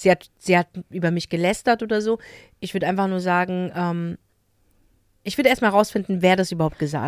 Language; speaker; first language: German; native; German